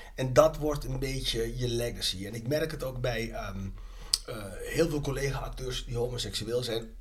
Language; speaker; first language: Dutch; native; Dutch